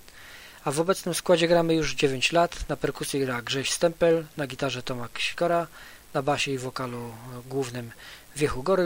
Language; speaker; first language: Polish; native; Polish